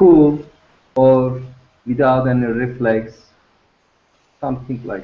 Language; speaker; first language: English; non-native, learner; Turkish